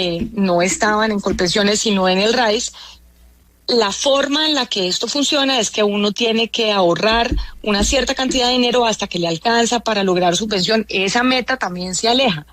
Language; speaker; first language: Spanish; native; Spanish